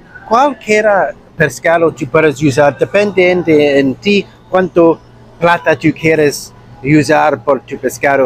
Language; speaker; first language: Spanish; non-native, learner; English